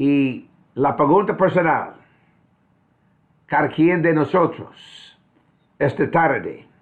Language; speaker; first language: Spanish; non-native, fluent; English